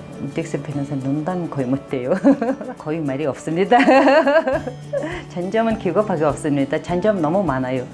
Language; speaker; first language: Korean; non-native, learner; Mongolian